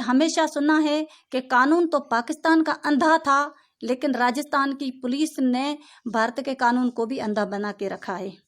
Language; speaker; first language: Urdu; non-native, local second language; Sindhi